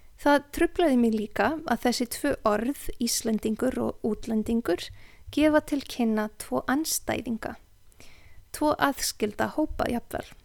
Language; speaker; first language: Icelandic; non-native, fluent; Serbian